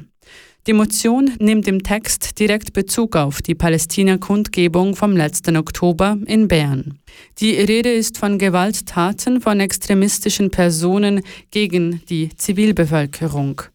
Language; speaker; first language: German; native; German